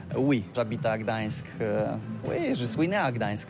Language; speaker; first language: French; non-native, learner; Polish